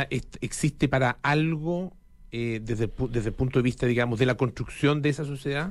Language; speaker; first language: Spanish; native; Spanish